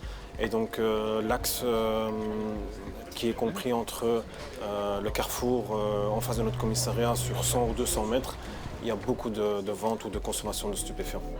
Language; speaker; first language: French; native; French